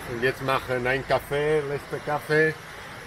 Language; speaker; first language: German; non-native, learner; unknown